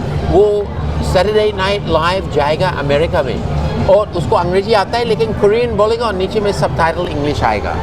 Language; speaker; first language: Hindi; non-native, learner; English